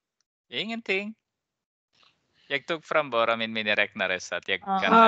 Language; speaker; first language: Swedish; non-native, fluent; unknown